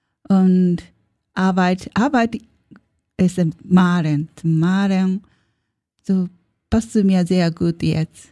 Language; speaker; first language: German; non-native, learner; Japanese